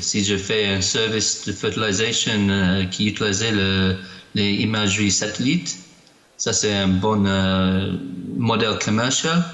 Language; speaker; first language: French; non-native, learner; English